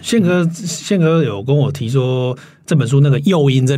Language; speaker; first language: Chinese; native; Chinese